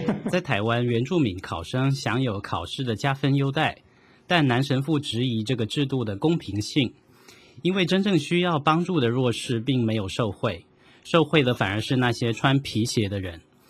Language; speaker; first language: Chinese; native; Chinese